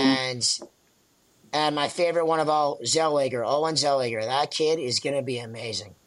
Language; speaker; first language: English; native; English